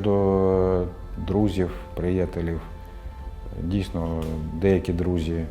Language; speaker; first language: Ukrainian; non-native, local second language; Russian